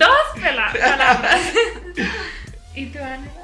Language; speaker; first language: Spanish; non-native, learner; English